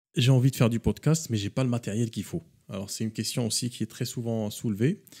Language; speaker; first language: French; native; French